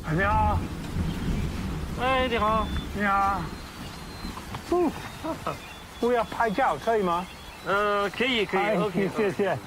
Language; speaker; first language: Chinese; native; Chinese